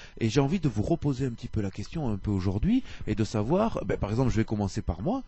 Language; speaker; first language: French; native; French